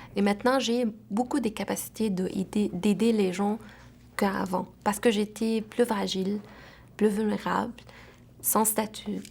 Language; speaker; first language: French; non-native, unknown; Arabic